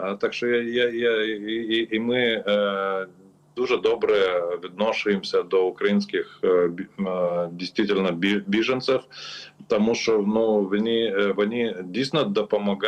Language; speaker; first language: Ukrainian; non-native, learner; Lithuanian